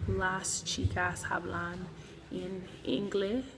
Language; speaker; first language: Spanish; non-native, learner; English